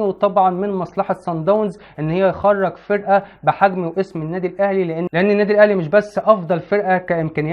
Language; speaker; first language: Arabic; native; Arabic